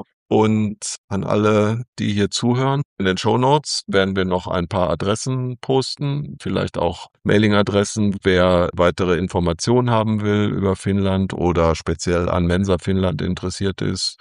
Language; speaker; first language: German; native; German